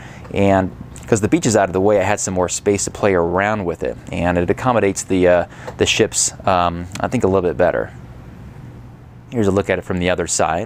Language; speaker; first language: English; native; English